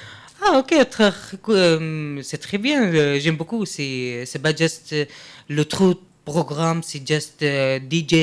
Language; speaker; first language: French; non-native, learner; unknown